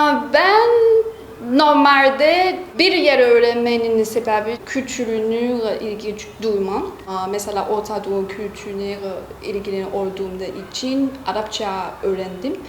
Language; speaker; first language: Turkish; non-native, learner; Chinese